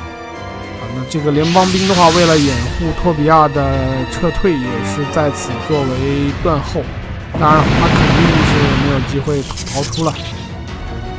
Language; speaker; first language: Chinese; native; Chinese